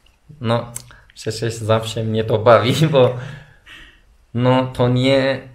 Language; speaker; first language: Polish; non-native, fluent; Turkish